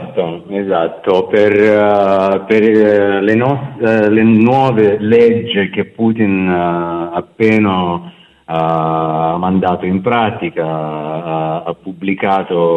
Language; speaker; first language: Italian; non-native, fluent; Russian